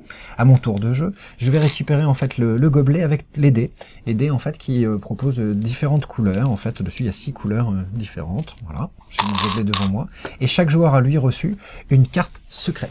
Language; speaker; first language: French; native; French